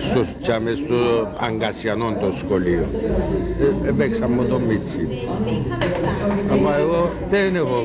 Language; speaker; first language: Greek; non-native, local second language; Turkish